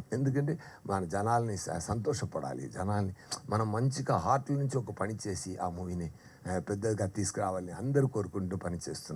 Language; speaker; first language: Telugu; non-native, local second language; Tamil